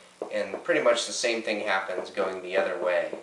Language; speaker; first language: English; native; English